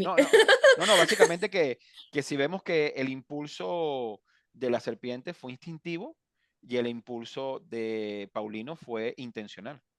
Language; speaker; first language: Spanish; native; Spanish